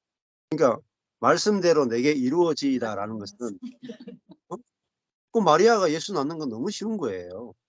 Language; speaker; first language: Korean; native; Korean